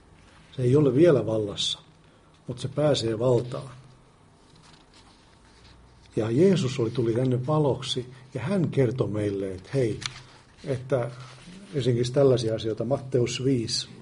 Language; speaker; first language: Finnish; native; Finnish